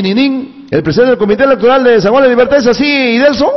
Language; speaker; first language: Spanish; native; Spanish